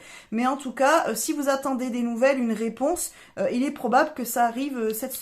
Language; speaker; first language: French; native; French